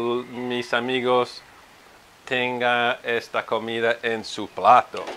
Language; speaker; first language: Spanish; non-native, fluent; Italian